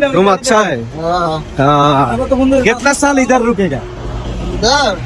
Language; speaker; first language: Hindi; non-native, learner; Bangla